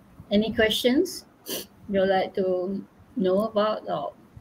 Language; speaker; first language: English; non-native, local second language; Malay